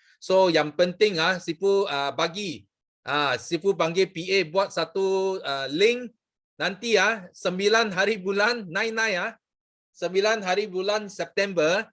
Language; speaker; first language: Malay; non-native, local second language; Chinese